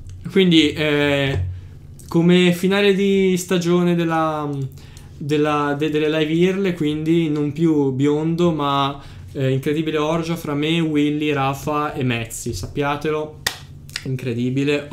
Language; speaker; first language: Italian; native; Italian